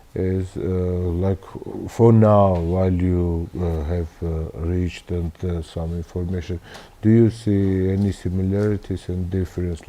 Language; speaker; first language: English; non-native, learner; Armenian